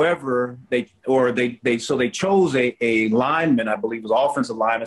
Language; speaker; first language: English; native; English